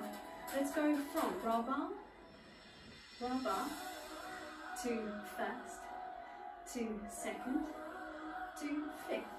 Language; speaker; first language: English; native; English